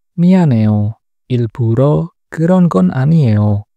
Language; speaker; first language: Korean; non-native, learner; Indonesian